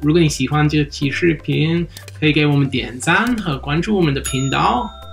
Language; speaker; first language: Chinese; non-native, learner; English